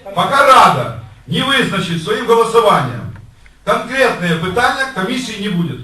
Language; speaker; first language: Ukrainian; non-native, local second language; Russian